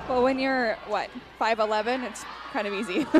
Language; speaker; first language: English; native; English